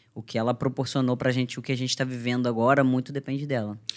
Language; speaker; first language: Portuguese; native; Portuguese